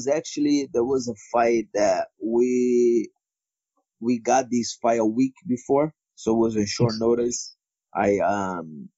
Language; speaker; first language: English; non-native, fluent; Portuguese